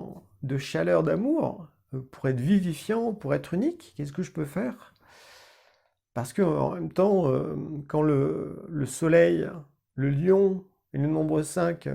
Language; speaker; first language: French; native; French